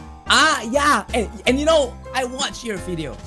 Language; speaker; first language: English; non-native, learner; Indonesian